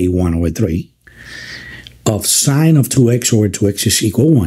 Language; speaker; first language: English; non-native, fluent; Spanish